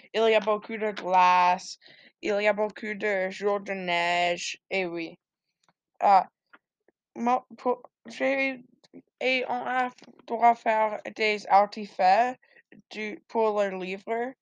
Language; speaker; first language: French; non-native, learner; English